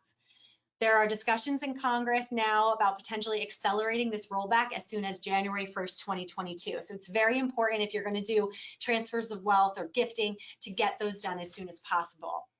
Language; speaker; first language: English; native; English